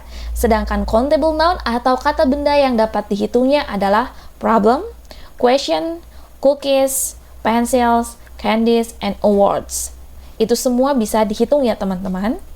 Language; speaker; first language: Indonesian; native; Indonesian